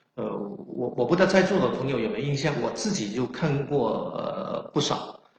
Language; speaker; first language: Chinese; non-native, local second language; Min Nan Chinese